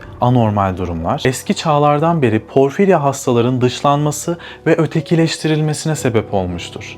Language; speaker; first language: Turkish; native; Turkish